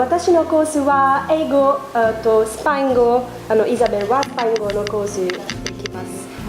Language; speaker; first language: Japanese; non-native, learner; English